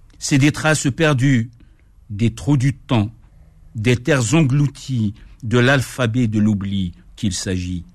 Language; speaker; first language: French; non-native, local second language; Kabyle